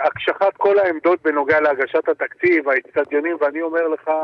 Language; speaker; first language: Hebrew; native; Hebrew